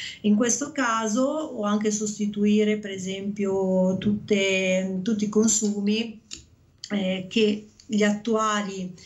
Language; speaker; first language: Italian; native; Italian